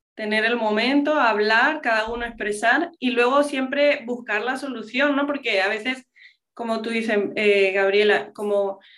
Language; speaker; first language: Spanish; non-native, local second language; English